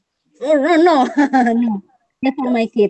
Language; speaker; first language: English; non-native, learner; Banjar